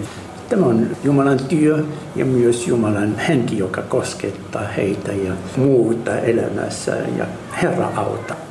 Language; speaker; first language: Finnish; non-native, fluent; Arabic